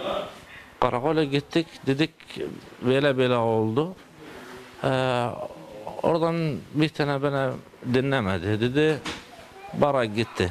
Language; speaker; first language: Turkish; non-native, learner; Arabic